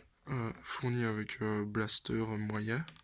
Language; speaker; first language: French; native; French